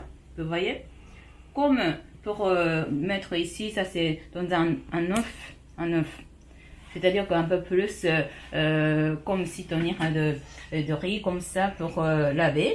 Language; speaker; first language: French; non-native, learner; Japanese